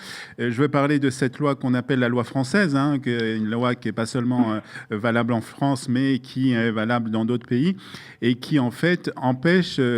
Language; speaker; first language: French; native; French